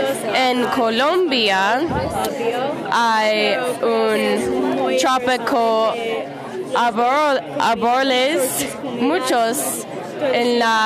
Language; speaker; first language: Spanish; non-native, learner; English